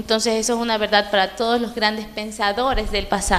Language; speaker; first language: Spanish; native; Spanish